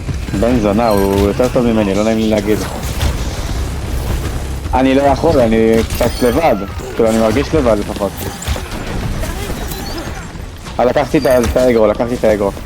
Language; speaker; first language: Hebrew; native; Hebrew